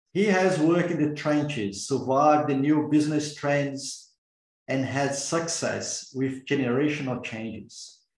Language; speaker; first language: English; non-native, fluent; Portuguese